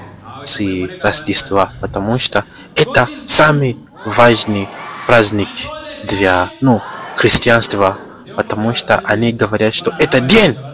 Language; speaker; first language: Russian; non-native, learner; Bemba